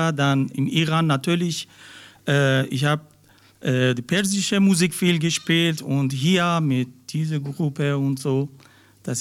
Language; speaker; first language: German; non-native, learner; Persian